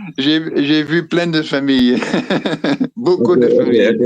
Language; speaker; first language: French; non-native, fluent; Dutch